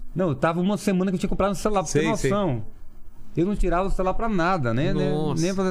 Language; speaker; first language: Portuguese; non-native, local second language; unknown